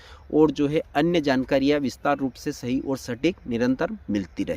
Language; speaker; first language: Hindi; native; Hindi